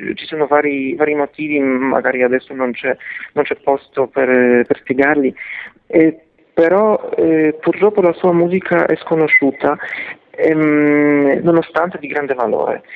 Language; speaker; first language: Italian; non-native, fluent; Polish